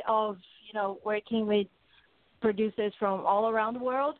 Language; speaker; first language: English; non-native, fluent; Portuguese